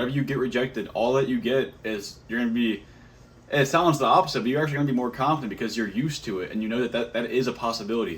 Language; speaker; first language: English; native; English